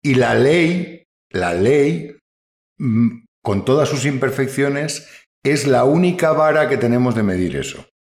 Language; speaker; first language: Spanish; native; Spanish